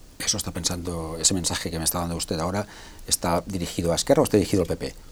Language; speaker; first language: Spanish; non-native, local second language; Catalan